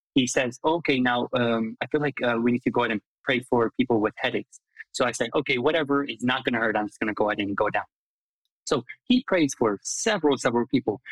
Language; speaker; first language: English; non-native, fluent; Hungarian